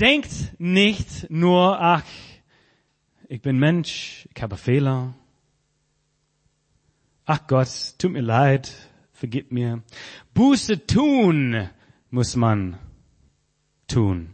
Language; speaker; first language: German; non-native, fluent; English